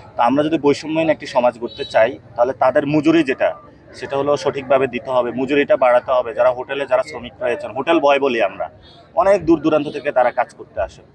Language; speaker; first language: Bangla; native; Bangla